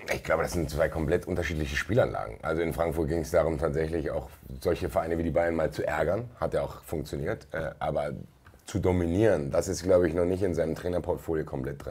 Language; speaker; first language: German; native; German